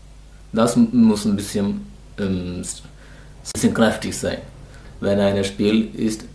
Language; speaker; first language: German; non-native, learner; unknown